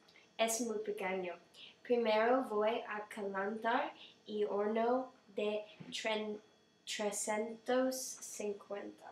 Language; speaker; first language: Spanish; non-native, learner; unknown